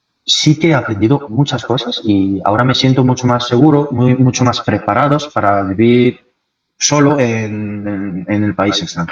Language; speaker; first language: Spanish; non-native, fluent; Korean